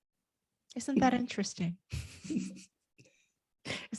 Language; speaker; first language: English; native; English